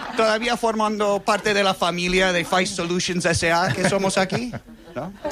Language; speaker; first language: Spanish; non-native, fluent; English